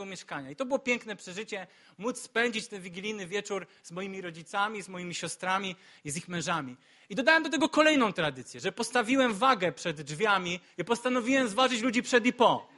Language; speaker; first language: Polish; native; Polish